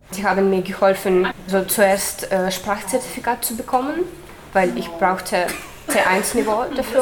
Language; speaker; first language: German; non-native, fluent; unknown